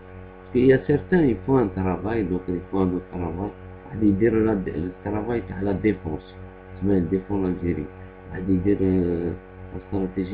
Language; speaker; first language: French; non-native, local second language; Arabic